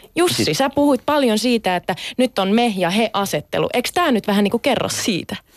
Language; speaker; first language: Finnish; early bilingual, other home language; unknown